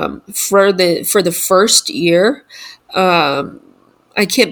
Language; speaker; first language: English; non-native, fluent; Chinese